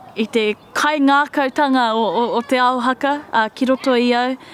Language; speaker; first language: Māori; non-native, local second language; English